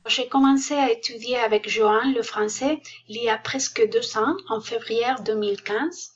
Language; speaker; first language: French; non-native, fluent; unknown